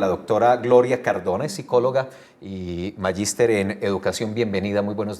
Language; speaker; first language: Spanish; native; Spanish